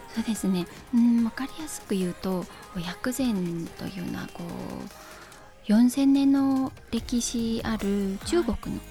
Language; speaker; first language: Japanese; non-native, fluent; Chinese